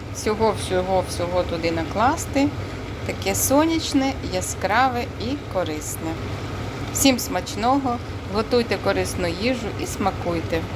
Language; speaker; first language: Ukrainian; non-native, local second language; Russian